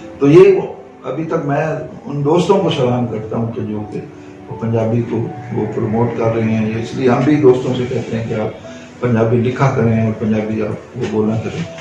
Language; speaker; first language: Urdu; non-native, local second language; Punjabi